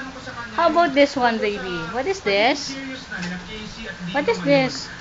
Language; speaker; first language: English; non-native, local second language; Filipino